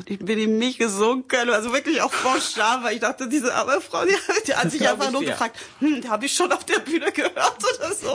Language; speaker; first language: German; non-native, fluent; French